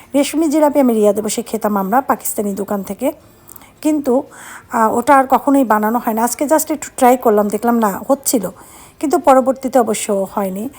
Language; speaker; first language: Bangla; native; Bangla